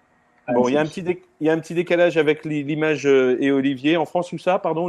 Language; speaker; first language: French; native; French